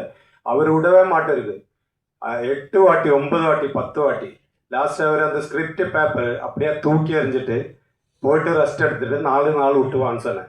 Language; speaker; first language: Tamil; non-native, learner; Malayalam